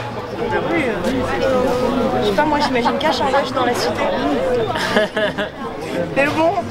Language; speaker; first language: French; native; French